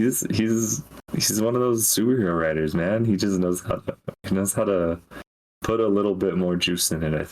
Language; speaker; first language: English; native; English